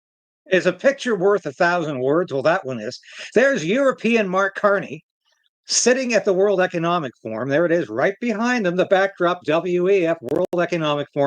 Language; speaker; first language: English; native; English